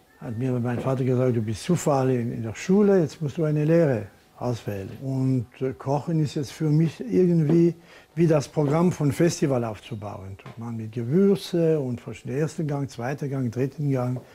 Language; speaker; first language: German; non-native, local second language; French